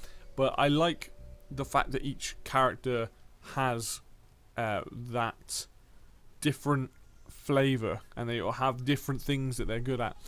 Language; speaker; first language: English; native; English